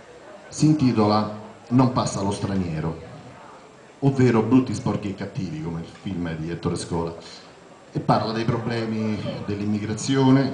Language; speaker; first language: Italian; native; Italian